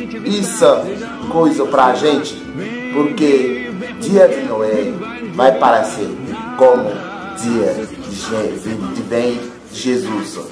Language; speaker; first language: Portuguese; non-native, learner; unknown